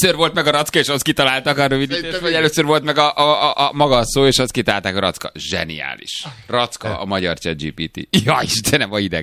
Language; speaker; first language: Hungarian; native; Hungarian